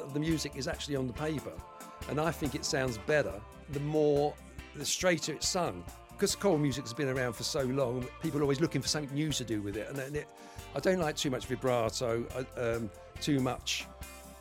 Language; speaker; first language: English; native; English